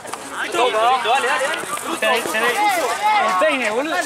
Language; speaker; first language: Spanish; native; Spanish